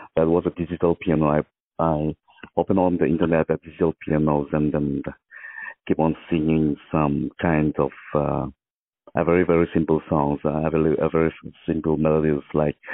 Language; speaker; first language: English; non-native, local second language; Mizo